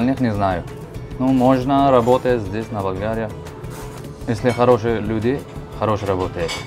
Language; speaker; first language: Russian; non-native, learner; Uzbek